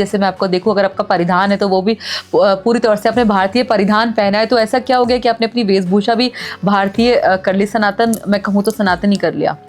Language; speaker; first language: Hindi; native; Hindi